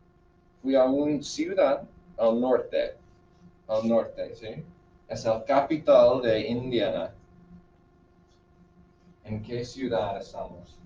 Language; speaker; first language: Spanish; non-native, fluent; English